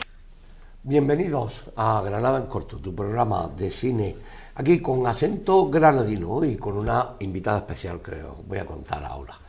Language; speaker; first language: Spanish; native; Spanish